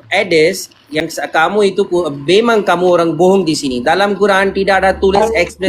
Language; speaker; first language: Indonesian; non-native, learner; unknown